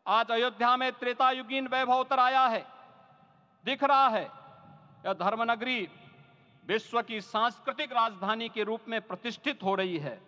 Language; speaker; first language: Hindi; native; Hindi